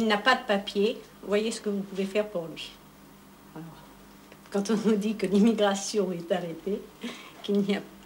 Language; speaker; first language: French; native; French